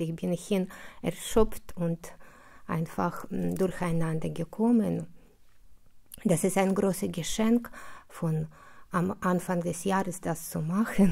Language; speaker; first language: German; non-native, fluent; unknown